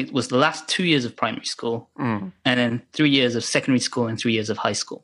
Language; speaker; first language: English; non-native, local second language; Japanese